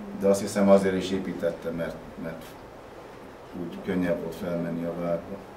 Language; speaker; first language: Hungarian; early bilingual, heritage; Hungarian